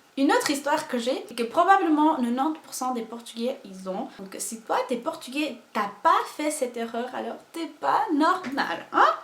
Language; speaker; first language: French; non-native, fluent; Portuguese